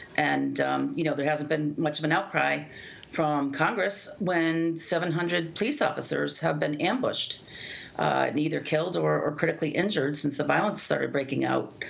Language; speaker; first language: English; native; English